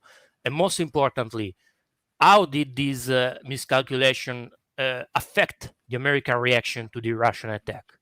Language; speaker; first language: English; non-native, fluent; Italian